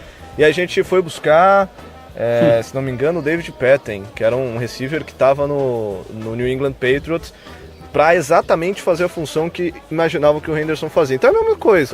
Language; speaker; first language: Portuguese; native; Portuguese